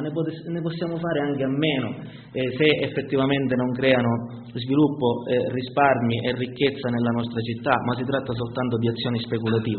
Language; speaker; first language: Italian; native; Italian